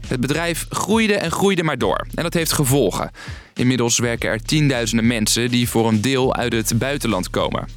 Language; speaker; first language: Dutch; native; Dutch